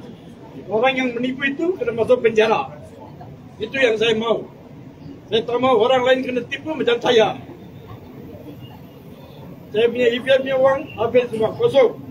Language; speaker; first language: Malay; non-native, local second language; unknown